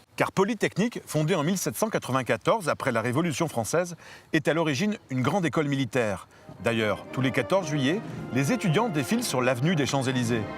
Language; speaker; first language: French; native; French